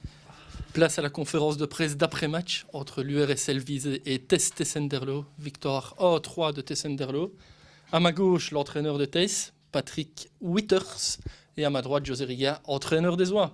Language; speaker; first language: French; native; French